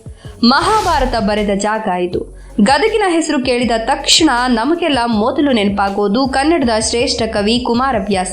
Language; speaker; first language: Kannada; native; Kannada